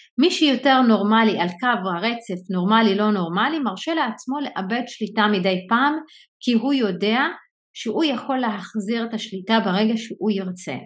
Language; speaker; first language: Hebrew; non-native, local second language; Arabic